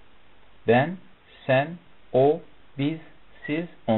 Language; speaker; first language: Turkish; non-native, fluent; Persian